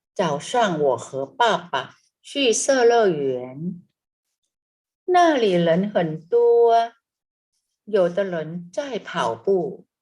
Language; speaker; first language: Chinese; non-native, fluent; Thai